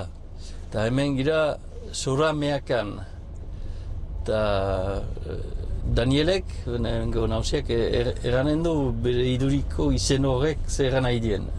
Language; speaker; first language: Basque; native; Basque